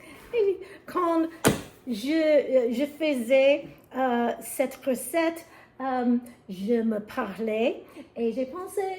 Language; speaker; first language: French; non-native, learner; English